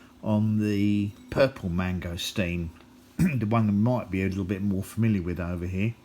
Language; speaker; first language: English; native; English